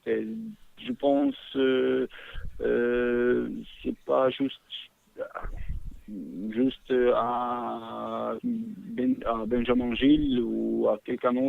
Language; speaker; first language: French; non-native, fluent; Bosnian